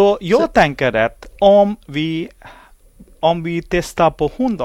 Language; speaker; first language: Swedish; non-native, learner; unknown